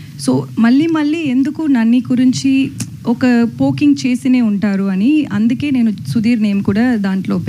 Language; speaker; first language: Telugu; non-native, learner; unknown